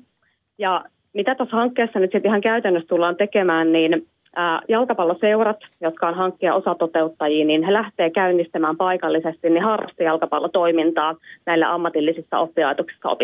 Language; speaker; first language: Finnish; native; Finnish